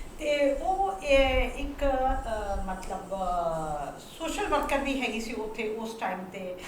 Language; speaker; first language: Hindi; non-native, local second language; Sindhi